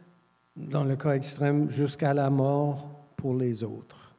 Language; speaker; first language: French; non-native, fluent; English